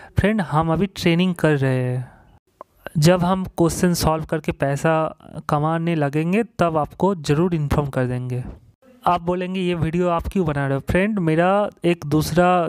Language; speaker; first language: Hindi; non-native, local second language; Bangla